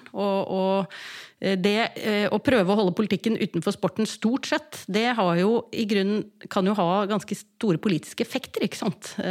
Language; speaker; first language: Norwegian; native; Norwegian